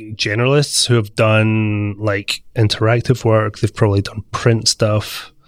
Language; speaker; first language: English; native; English